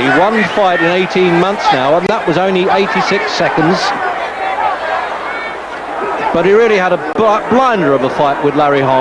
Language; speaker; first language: English; native; English